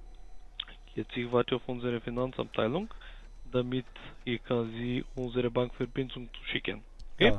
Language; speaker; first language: German; non-native, learner; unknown